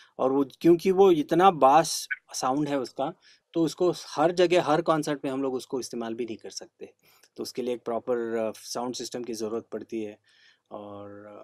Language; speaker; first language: Hindi; non-native, local second language; Kannada